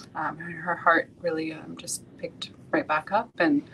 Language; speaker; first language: English; native; English